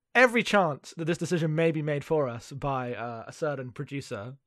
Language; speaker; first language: English; native; English